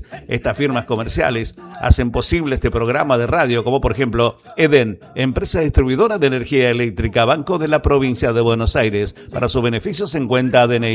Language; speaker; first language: Spanish; native; Spanish